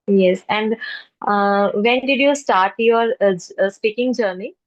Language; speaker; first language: English; non-native, local second language; Hindi